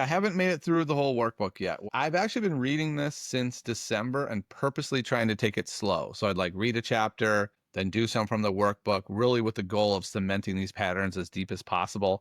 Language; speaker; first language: English; native; English